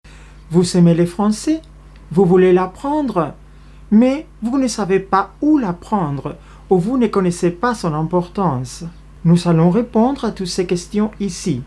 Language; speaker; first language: French; non-native, fluent; Spanish